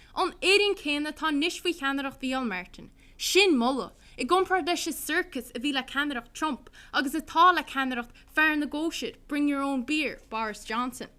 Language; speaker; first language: Irish; native; Irish